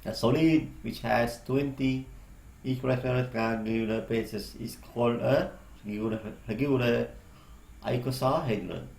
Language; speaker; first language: English; non-native, local second language; Sinhala